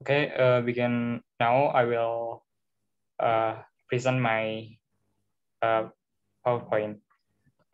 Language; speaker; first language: English; non-native, learner; Indonesian